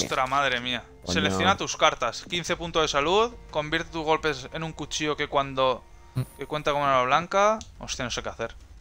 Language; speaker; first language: Spanish; native; Spanish